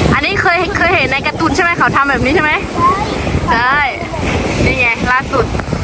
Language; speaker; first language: Thai; non-native, local second language; S'gaw Karen